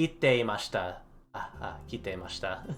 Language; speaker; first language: Japanese; non-native, learner; English